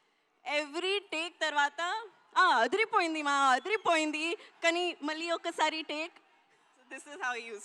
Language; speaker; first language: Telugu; non-native, learner; Hindi